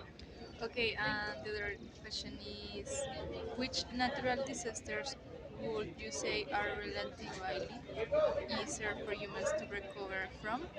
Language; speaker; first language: English; non-native, learner; Spanish